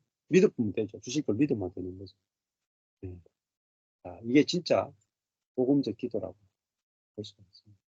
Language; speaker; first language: Korean; native; Korean